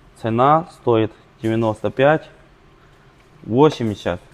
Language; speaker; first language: Russian; non-native, learner; Chinese